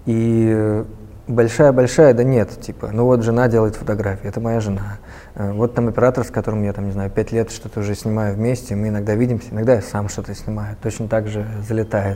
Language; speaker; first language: Russian; native; Russian